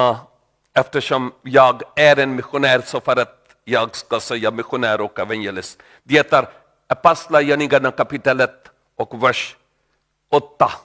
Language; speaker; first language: Swedish; non-native, learner; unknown